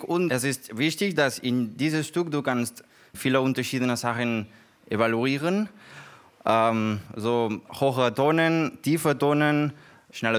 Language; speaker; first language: German; non-native, learner; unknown